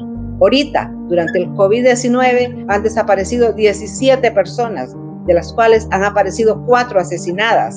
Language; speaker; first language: Spanish; native; Spanish